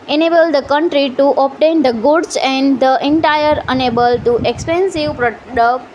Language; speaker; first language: English; non-native, local second language; Gujarati